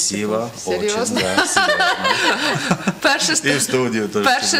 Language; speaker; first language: Russian; non-native, learner; Georgian